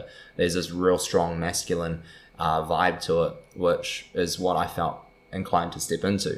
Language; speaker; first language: English; native; English